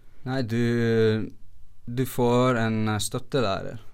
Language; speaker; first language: Norwegian; non-native, fluent; Italian